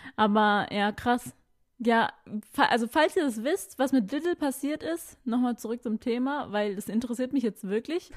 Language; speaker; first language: German; early bilingual, other home language; Filipino